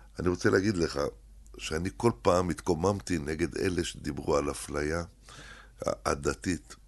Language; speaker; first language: Hebrew; early bilingual, other home language; Arabic